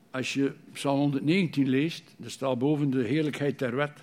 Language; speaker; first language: Dutch; native; Dutch